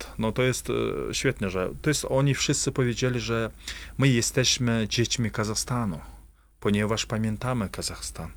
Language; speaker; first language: Polish; non-native, fluent; Russian